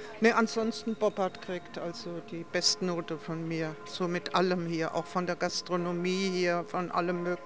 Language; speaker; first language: German; native; German